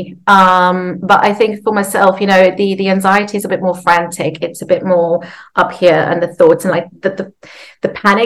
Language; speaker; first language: English; native; English